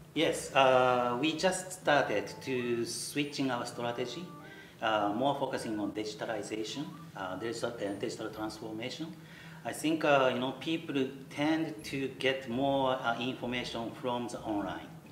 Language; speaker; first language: English; non-native, fluent; Japanese